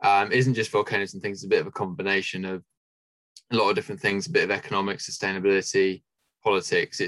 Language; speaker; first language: English; native; English